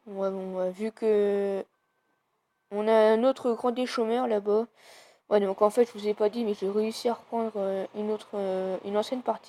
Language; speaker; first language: French; native; French